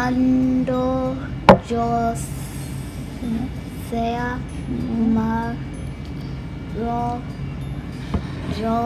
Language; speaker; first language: Spanish; non-native, learner; English